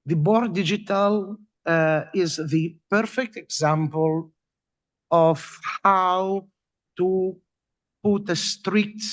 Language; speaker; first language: English; non-native, fluent; Italian